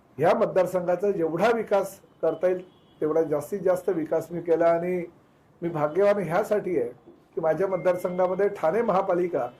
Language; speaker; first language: Marathi; native; Marathi